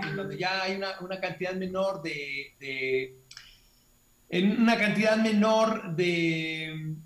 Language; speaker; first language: Spanish; native; Spanish